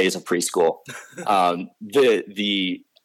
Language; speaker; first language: English; native; English